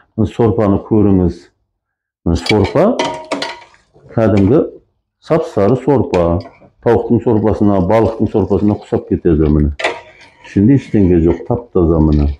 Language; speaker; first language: Kazakh; early bilingual, heritage; Kazakh